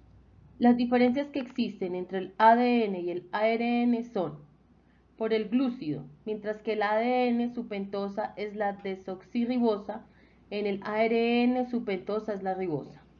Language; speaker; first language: Spanish; native; Spanish